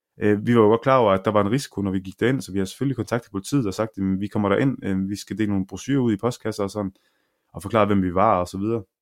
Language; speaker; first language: Danish; early bilingual, other home language; Arabic